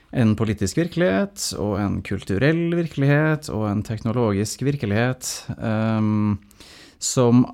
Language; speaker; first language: Norwegian; native; Norwegian